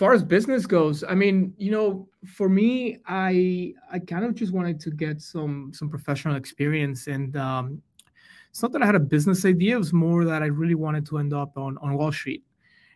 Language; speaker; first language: English; non-native, fluent; Spanish